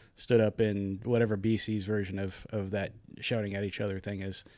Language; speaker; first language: English; native; English